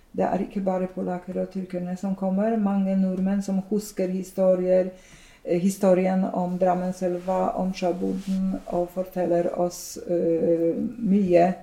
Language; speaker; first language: Norwegian; non-native, fluent; Polish